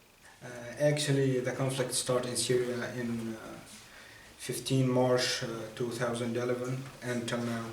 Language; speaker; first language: English; non-native, learner; Arabic